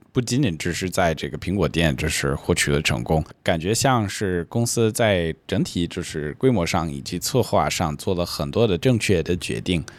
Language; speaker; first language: Chinese; non-native, fluent; English